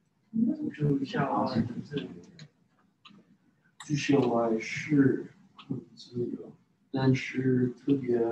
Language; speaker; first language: Chinese; non-native, learner; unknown